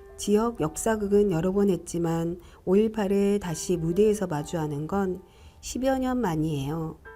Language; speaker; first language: Korean; native; Korean